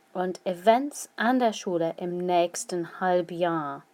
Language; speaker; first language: German; non-native, fluent; English